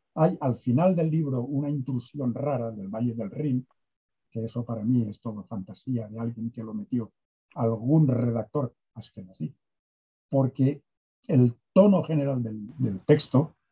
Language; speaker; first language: Spanish; native; Spanish